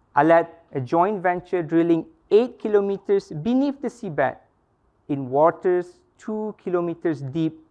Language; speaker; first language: English; non-native, local second language; Malay